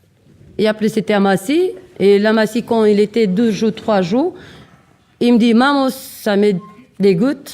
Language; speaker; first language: French; non-native, learner; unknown